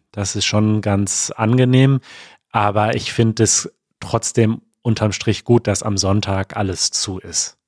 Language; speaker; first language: German; native; German